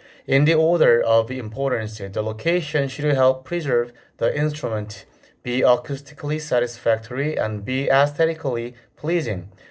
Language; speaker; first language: English; non-native, fluent; Korean